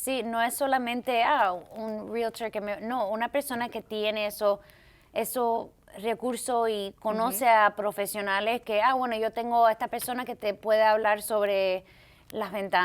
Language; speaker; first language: Spanish; early bilingual, heritage; Spanish